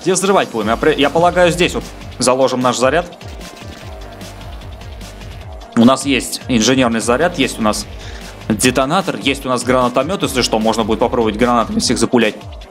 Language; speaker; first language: Russian; native; Russian